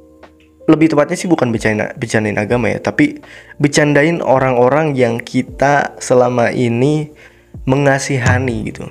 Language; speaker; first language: Indonesian; native; Indonesian